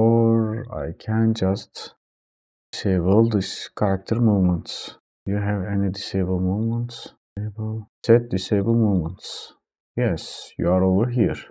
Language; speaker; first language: English; non-native, fluent; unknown